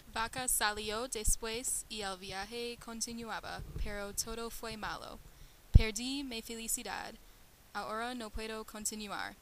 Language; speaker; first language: Spanish; non-native, learner; English